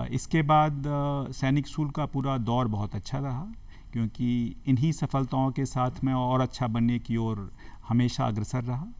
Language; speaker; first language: Hindi; native; Hindi